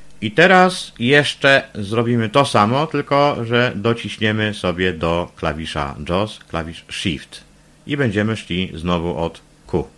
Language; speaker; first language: Polish; native; Polish